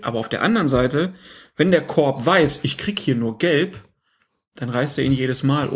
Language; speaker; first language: German; native; German